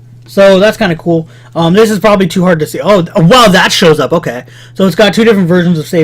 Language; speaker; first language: English; native; English